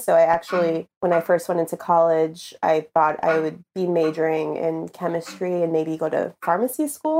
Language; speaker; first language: English; native; English